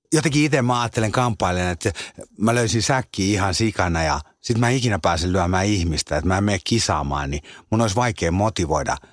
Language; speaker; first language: Finnish; native; Finnish